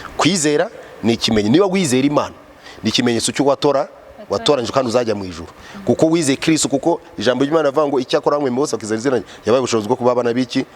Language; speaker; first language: Kinyarwanda; native; Kinyarwanda